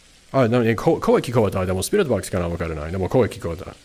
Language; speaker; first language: Japanese; non-native, learner; English